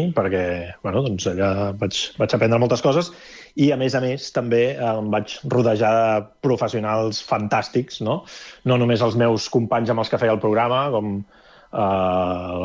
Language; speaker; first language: Catalan; native; Catalan